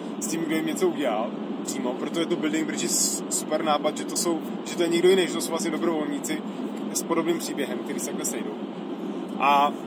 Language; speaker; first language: Czech; native; Czech